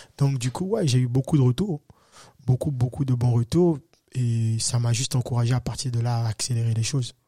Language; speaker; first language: French; native; French